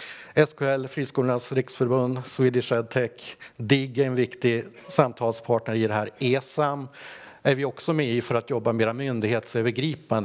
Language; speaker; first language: Swedish; native; Swedish